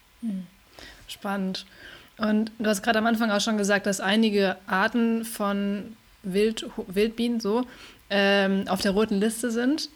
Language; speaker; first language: German; native; German